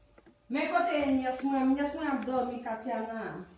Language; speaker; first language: Portuguese; non-native, learner; Haitian Creole